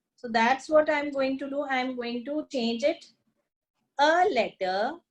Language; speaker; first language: English; non-native, local second language; Punjabi